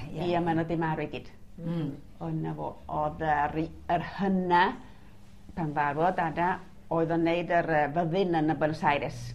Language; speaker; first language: Welsh; early bilingual, heritage; Welsh